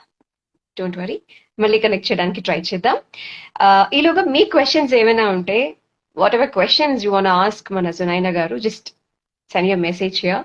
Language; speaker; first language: Telugu; native; Telugu